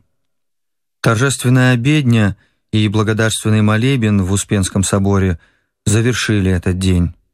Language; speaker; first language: Russian; native; Russian